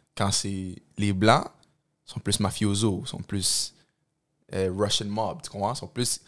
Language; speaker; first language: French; early bilingual, other home language; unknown